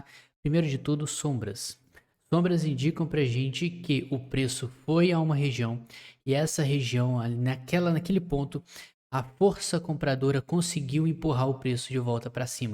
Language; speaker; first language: Portuguese; native; Portuguese